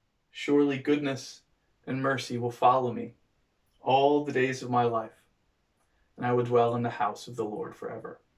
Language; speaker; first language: English; native; English